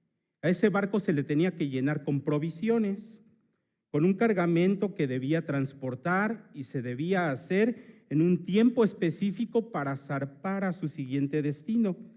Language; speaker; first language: Spanish; native; Spanish